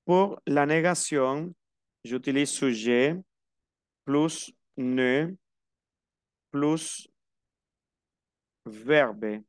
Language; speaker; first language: French; non-native, fluent; Spanish